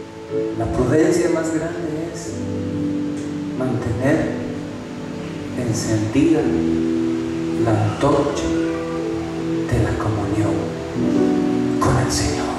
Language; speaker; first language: Spanish; native; Spanish